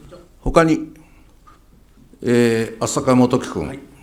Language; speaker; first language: Japanese; native; Japanese